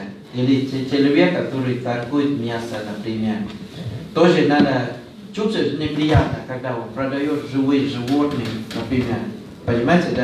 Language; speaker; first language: Russian; non-native, fluent; Thai